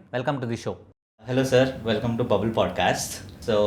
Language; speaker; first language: English; non-native, local second language; Telugu